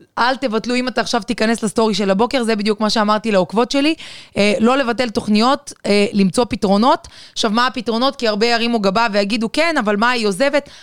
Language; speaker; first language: Hebrew; non-native, fluent; Russian